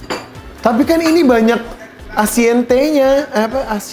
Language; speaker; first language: Indonesian; native; Indonesian